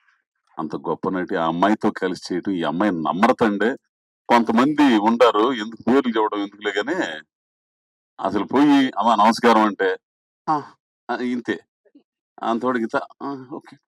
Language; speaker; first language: Telugu; native; Telugu